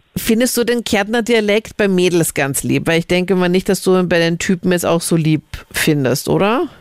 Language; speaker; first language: German; native; German